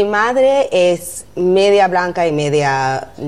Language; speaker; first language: Spanish; non-native, learner; English